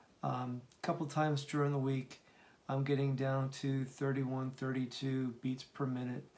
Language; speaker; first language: English; native; English